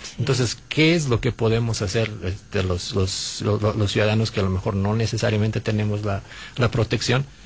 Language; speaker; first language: Spanish; non-native, fluent; Serbian